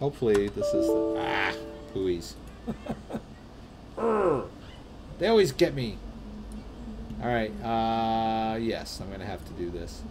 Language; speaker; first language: English; native; English